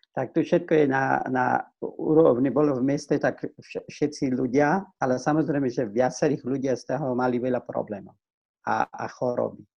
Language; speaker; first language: Slovak; non-native, fluent; Persian